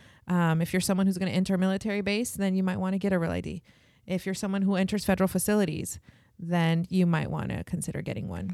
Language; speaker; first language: English; early bilingual, other home language; Spanish